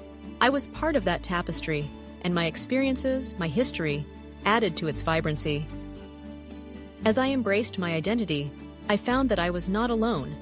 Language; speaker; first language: English; early bilingual, other home language; Russian